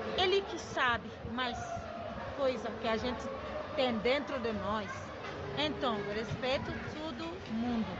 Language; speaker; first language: Portuguese; non-native, learner; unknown